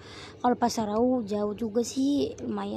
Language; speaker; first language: Indonesian; native; Indonesian